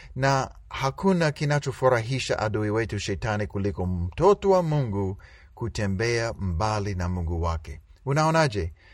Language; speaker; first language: Swahili; native; Swahili